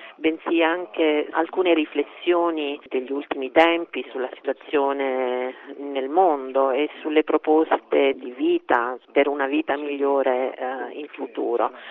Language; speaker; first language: Italian; non-native, fluent; Korean